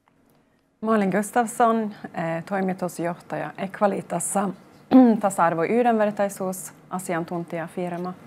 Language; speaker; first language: Finnish; non-native, local second language; Swedish